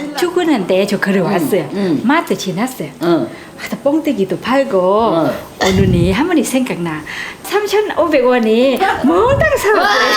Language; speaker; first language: Korean; non-native, learner; Thai